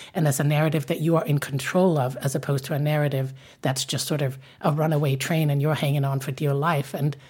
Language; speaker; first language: English; non-native, fluent; Danish